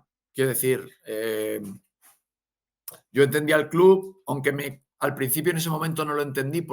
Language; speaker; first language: Spanish; native; Spanish